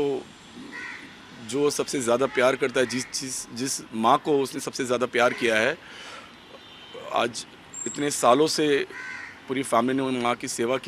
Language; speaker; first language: Hindi; native; Hindi